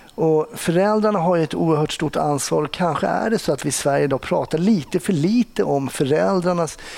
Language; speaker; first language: Swedish; native; Swedish